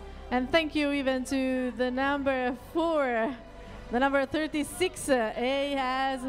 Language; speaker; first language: English; non-native, fluent; Italian